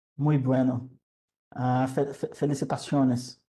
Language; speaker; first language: Spanish; non-native, fluent; Portuguese